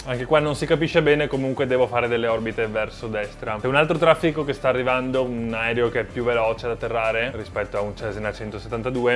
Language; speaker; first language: Italian; native; Italian